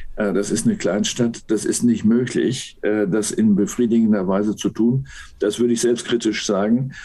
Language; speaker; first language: German; native; German